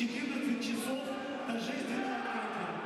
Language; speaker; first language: Russian; native; Russian